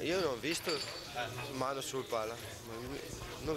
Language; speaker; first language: Italian; non-native, learner; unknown